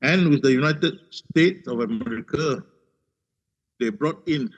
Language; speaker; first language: English; non-native, local second language; Malay